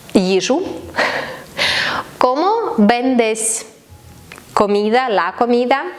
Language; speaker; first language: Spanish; non-native, learner; Ukrainian